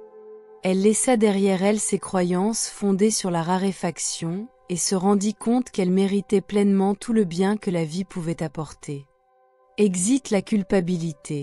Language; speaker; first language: French; native; French